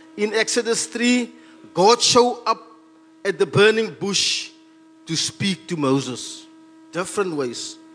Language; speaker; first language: English; non-native, local second language; Afrikaans